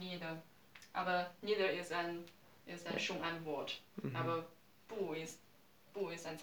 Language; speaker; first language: German; non-native, learner; Chinese